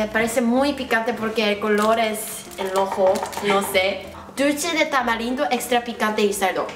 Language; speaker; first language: Spanish; non-native, learner; Korean